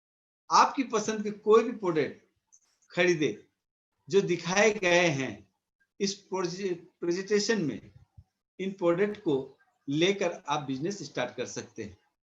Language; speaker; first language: Hindi; native; Hindi